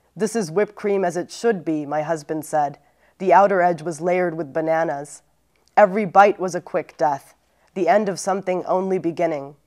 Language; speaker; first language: English; native; English